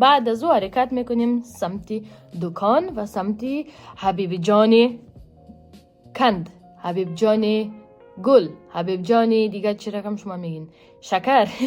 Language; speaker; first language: Persian; early bilingual, heritage; Persian